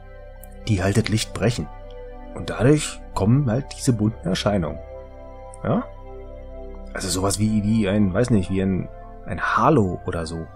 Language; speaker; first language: German; native; German